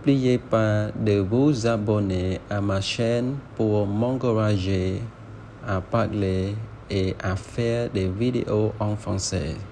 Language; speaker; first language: French; non-native, learner; Khmer